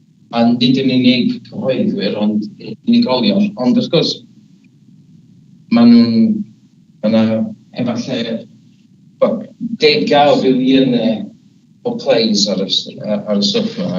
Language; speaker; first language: Welsh; native; Welsh